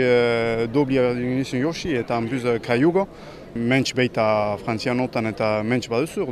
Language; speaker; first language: Basque; native; Basque